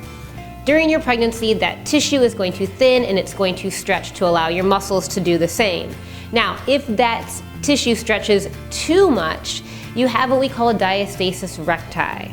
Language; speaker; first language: English; native; English